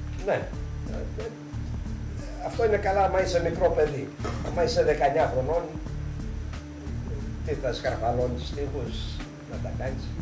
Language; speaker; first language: Greek; early bilingual, heritage; Greek